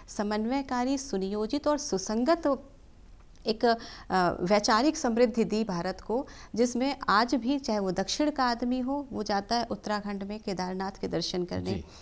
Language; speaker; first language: Hindi; native; Hindi